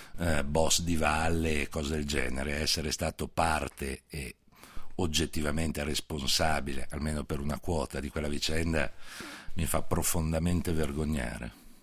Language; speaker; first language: Italian; native; Italian